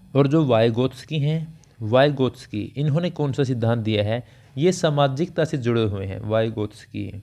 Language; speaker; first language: Hindi; native; Hindi